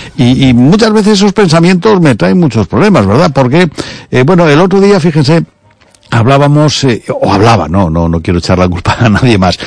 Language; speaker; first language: Spanish; native; Spanish